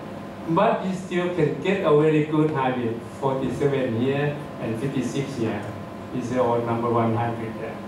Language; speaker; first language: English; non-native, fluent; Thai